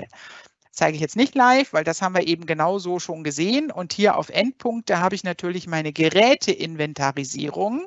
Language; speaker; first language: German; native; German